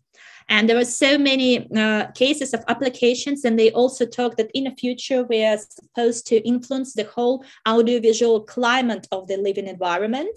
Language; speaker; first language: English; non-native, fluent; Russian